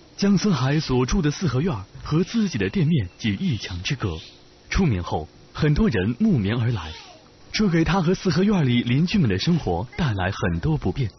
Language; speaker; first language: Chinese; native; Chinese